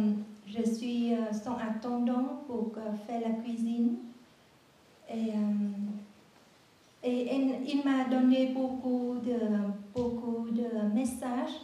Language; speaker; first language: French; non-native, learner; Vietnamese